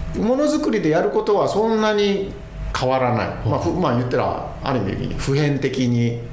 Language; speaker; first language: Japanese; native; Japanese